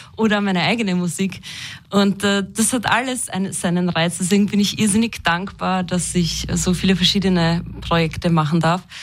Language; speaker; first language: German; native; German